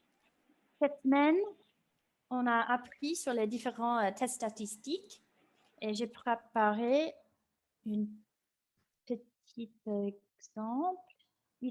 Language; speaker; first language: French; non-native, fluent; English